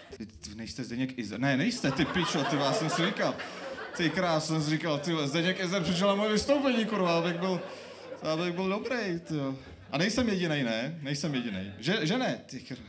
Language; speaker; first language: Czech; early bilingual, other home language; Armenian